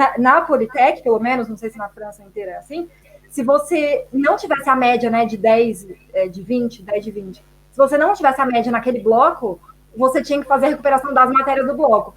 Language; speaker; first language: Portuguese; native; Portuguese